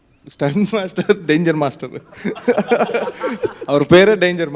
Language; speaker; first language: Tamil; non-native, learner; Telugu